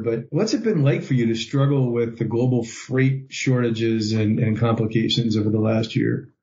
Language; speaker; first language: English; native; English